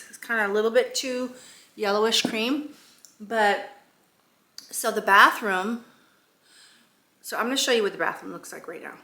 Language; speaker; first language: English; native; English